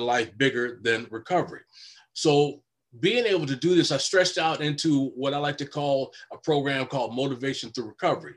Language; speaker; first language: English; native; English